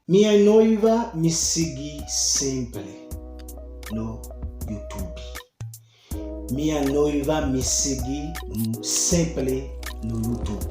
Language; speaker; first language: Portuguese; non-native, fluent; Haitian Creole